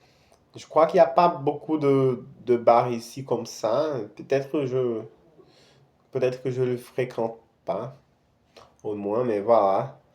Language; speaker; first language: French; non-native, fluent; Portuguese